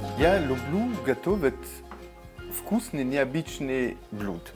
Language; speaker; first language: Russian; non-native, learner; French